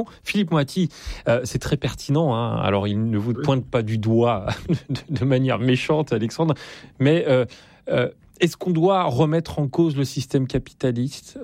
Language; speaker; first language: French; native; French